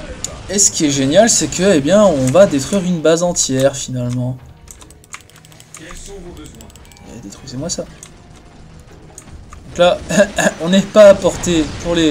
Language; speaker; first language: French; native; French